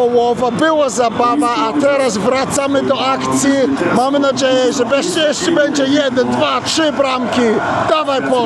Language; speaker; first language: Polish; non-native, learner; English